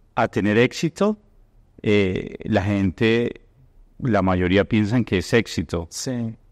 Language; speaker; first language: Spanish; native; Spanish